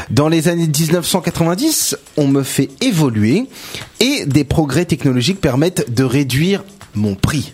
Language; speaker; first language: French; native; French